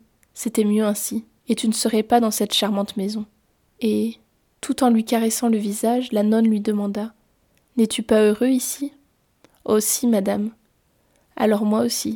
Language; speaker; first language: French; native; French